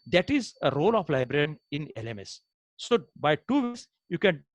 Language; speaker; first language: English; non-native, local second language; Marathi